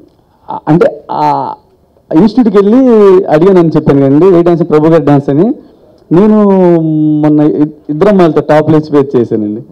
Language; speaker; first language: Telugu; native; Telugu